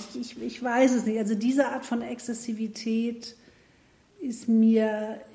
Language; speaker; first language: German; native; German